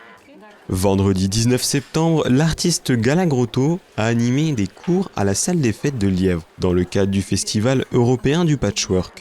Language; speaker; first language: French; native; French